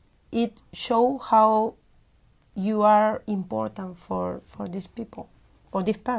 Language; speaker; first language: English; non-native, learner; Spanish